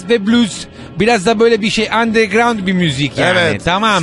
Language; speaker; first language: Turkish; non-native, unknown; Italian